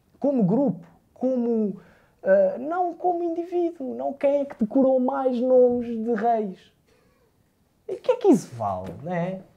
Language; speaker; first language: Portuguese; early bilingual, other home language; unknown